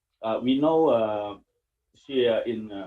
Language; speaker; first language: English; non-native, learner; Indonesian